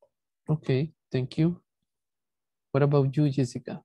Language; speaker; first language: English; non-native, fluent; Spanish